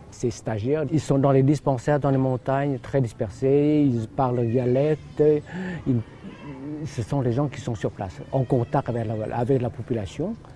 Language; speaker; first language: French; non-native, local second language; Lao